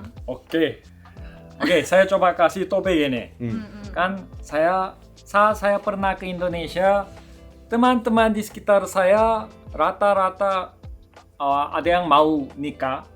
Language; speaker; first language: Indonesian; non-native, fluent; Korean